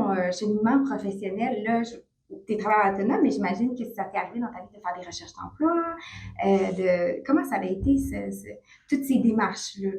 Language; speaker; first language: French; native; French